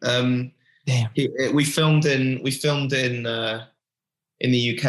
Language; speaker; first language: English; native; English